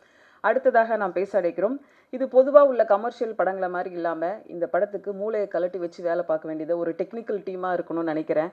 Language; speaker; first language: Tamil; native; Tamil